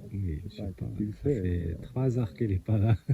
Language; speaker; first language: French; non-native, local second language; Arabic